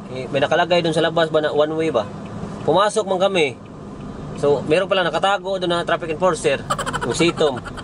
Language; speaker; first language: Filipino; non-native, local second language; Cebuano